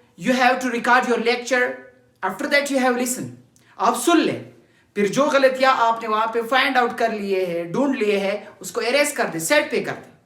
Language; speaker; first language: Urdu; non-native, local second language; Pashto